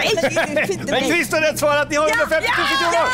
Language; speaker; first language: Swedish; native; Swedish